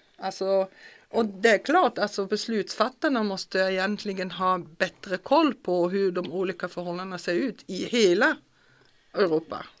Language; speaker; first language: Swedish; non-native, fluent; German